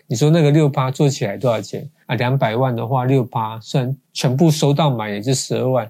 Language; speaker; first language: Chinese; native; Chinese